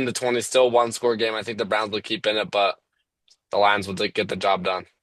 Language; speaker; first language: English; native; English